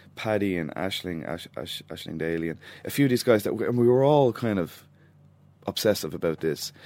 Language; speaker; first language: English; native; English